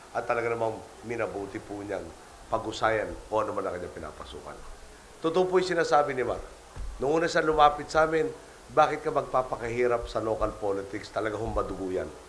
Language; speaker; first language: Filipino; native; Filipino